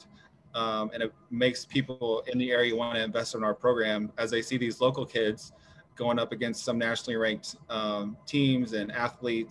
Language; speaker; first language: English; native; English